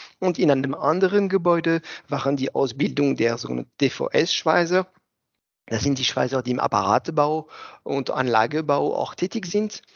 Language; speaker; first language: German; non-native, fluent; French